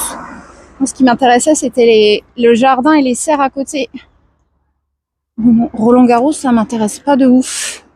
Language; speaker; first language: French; native; French